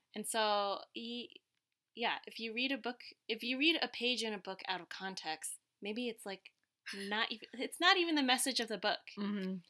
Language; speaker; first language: English; early bilingual, other home language; Cantonese